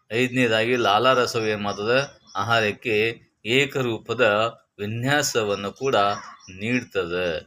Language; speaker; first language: Kannada; native; Kannada